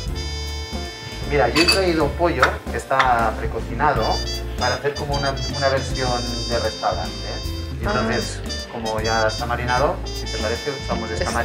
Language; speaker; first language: Spanish; non-native, local second language; Catalan